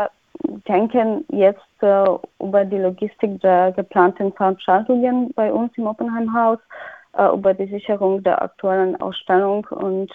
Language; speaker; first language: German; non-native, fluent; Polish